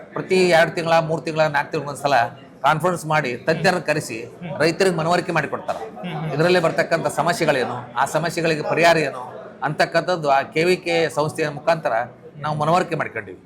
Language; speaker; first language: Kannada; native; Kannada